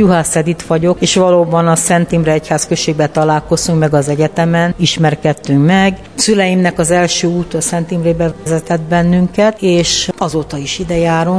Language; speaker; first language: Hungarian; early bilingual, heritage; Hungarian